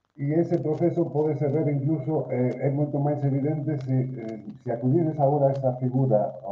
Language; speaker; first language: Galician; non-native, local second language; Spanish